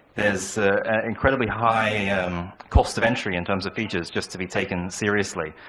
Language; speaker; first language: English; native; English